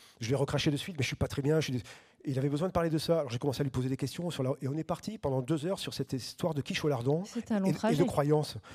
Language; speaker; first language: French; native; French